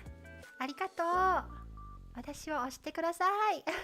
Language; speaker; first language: Japanese; non-native, learner; Chinese